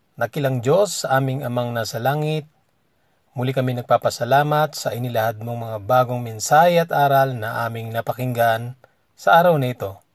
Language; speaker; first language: Filipino; native; Filipino